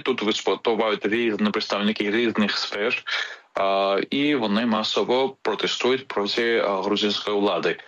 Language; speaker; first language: Ukrainian; non-native, fluent; Georgian